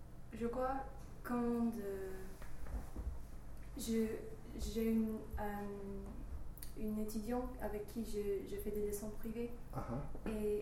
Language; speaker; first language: French; non-native, fluent; English